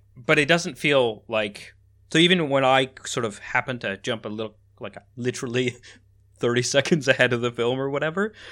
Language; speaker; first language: English; native; English